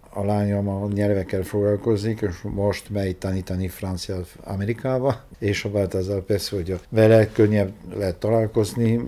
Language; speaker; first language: Hungarian; non-native, fluent; French